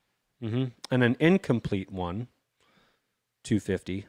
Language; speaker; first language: English; native; English